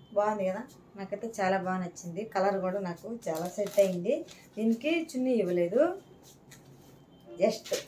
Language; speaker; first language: Telugu; native; Telugu